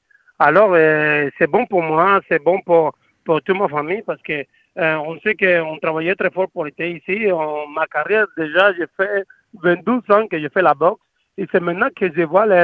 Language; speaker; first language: French; non-native, learner; Spanish